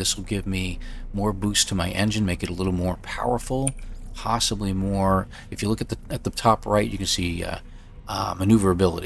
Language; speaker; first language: English; native; English